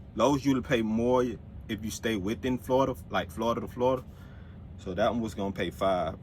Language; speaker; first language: English; native; English